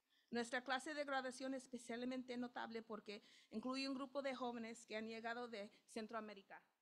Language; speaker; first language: Spanish; non-native, learner; English